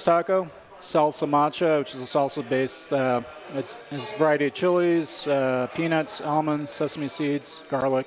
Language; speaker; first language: English; native; English